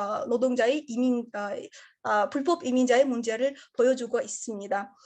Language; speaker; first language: Korean; non-native, learner; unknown